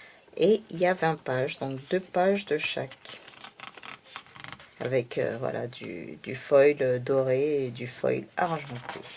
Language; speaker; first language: French; native; French